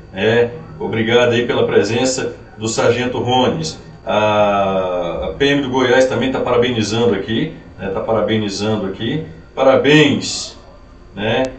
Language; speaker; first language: Portuguese; native; Portuguese